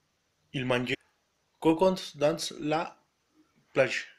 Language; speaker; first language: French; non-native, learner; Spanish